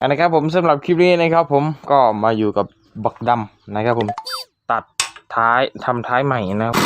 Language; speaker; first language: Thai; native; Thai